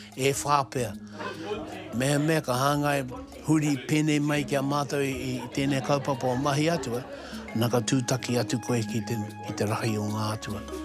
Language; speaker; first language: Māori; non-native, local second language; English